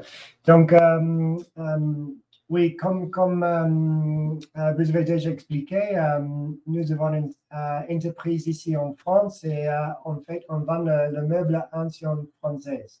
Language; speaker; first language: French; non-native, learner; English